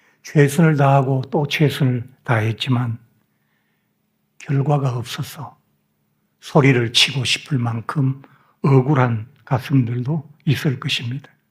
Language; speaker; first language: Korean; native; Korean